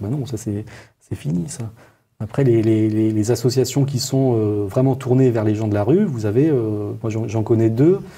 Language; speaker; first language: French; native; French